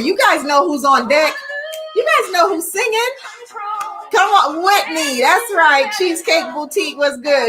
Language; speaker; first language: English; native; English